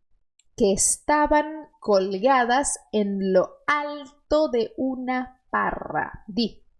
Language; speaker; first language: Spanish; non-native, fluent; Portuguese